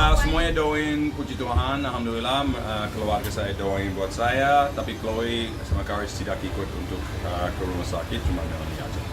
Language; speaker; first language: Indonesian; non-native, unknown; English